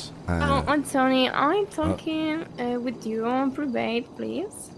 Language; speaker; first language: English; non-native, learner; Spanish